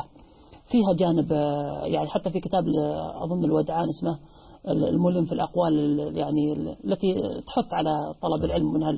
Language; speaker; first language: Arabic; native; Arabic